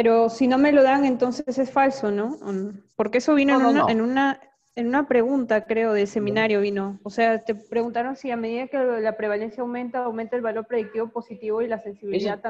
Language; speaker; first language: Spanish; native; Spanish